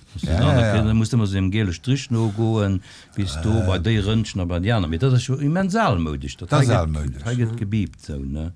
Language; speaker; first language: Luxembourgish; native; Luxembourgish